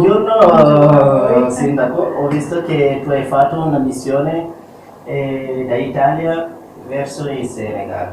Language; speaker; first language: Italian; non-native, learner; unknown